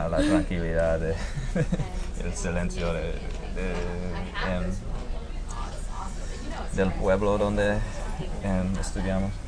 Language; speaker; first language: Spanish; non-native, fluent; English